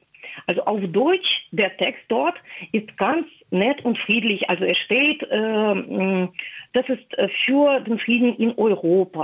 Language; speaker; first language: German; non-native, fluent; Russian